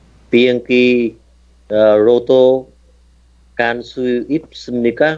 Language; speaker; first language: Korean; non-native, learner; Vietnamese